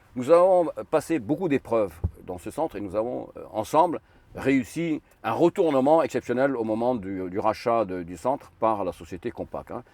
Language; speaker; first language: French; non-native, fluent; Arabic